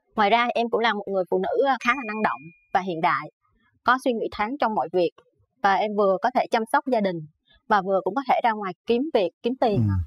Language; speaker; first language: Vietnamese; native; Vietnamese